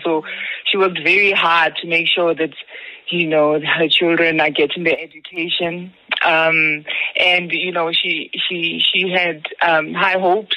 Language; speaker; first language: English; non-native, local second language; Zulu